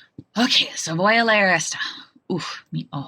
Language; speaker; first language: Spanish; non-native, fluent; English